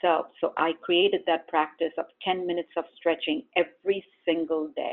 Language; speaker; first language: English; non-native, local second language; Gujarati